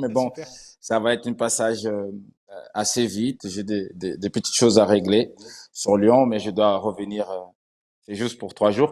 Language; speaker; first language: French; non-native, fluent; Portuguese